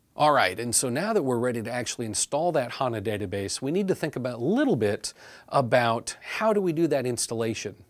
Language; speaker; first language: English; native; English